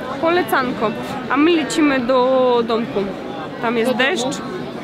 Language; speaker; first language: Polish; non-native, fluent; Russian